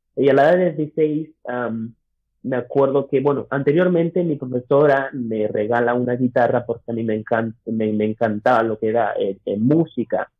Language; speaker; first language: Spanish; early bilingual, other home language; English